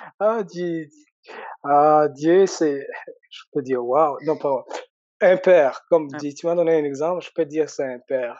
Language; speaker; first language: French; non-native, local second language; Rundi